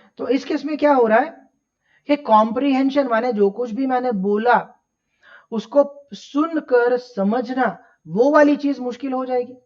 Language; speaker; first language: Hindi; non-native, local second language; Gujarati